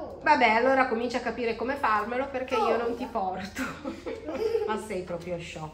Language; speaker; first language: Italian; native; Italian